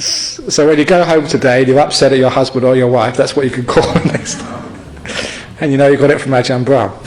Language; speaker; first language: English; native; English